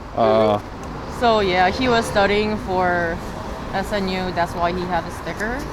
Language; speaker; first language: English; non-native, fluent; Korean